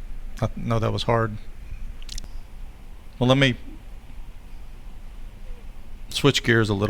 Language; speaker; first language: English; native; English